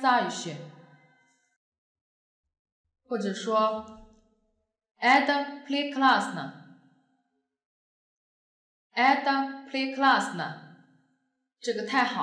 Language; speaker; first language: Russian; non-native, fluent; Chinese